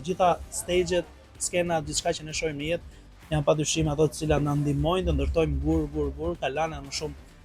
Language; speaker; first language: Albanian; native; Albanian